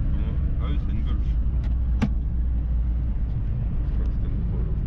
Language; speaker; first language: French; native; French